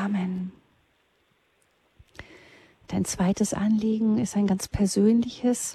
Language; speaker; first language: German; native; German